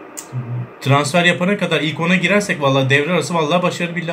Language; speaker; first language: Turkish; native; Turkish